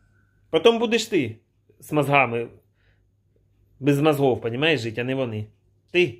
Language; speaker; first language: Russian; native; Russian